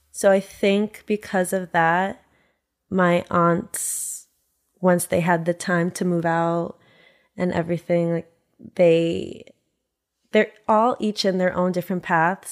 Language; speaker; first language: English; native; English